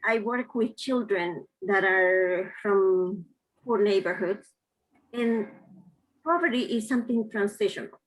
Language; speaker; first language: English; non-native, fluent; Spanish